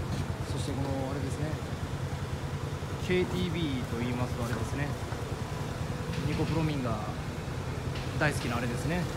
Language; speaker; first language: Japanese; native; Japanese